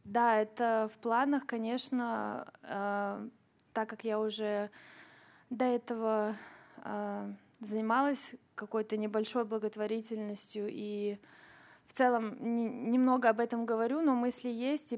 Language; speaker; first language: Russian; native; Russian